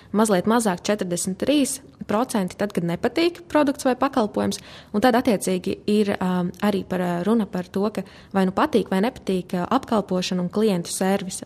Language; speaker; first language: Latvian; native; Latvian